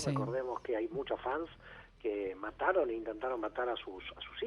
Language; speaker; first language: Spanish; native; Spanish